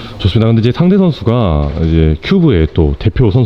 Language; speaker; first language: Korean; native; Korean